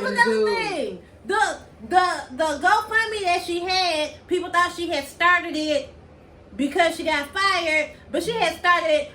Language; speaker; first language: English; native; English